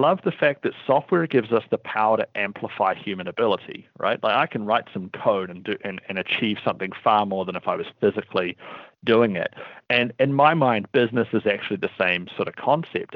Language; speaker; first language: English; native; English